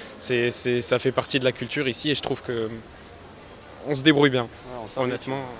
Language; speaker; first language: French; non-native, local second language; Arabic